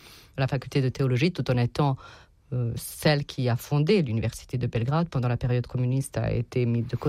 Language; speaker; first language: French; non-native, fluent; Serbian